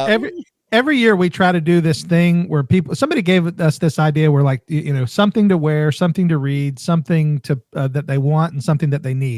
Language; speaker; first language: English; native; English